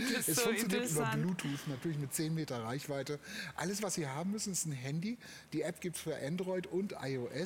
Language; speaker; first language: German; native; German